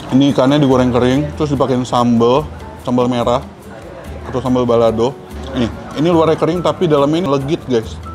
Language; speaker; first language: Indonesian; native; Indonesian